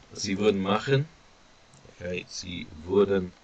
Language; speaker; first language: German; non-native, fluent; English